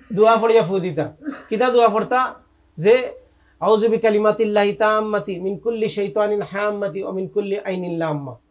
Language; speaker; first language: Bangla; native; Bangla